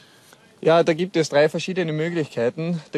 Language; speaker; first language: German; native; German